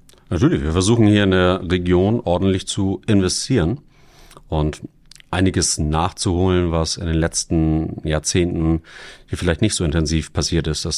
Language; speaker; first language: German; native; German